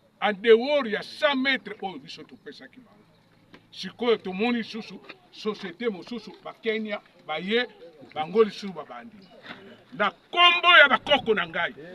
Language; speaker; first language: Lingala; non-native, local second language; Kongo